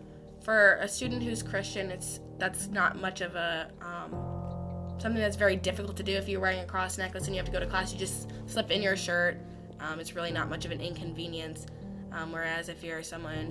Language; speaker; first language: English; native; English